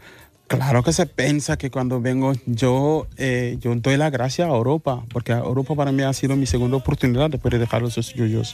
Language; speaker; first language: Spanish; non-native, fluent; Mandingo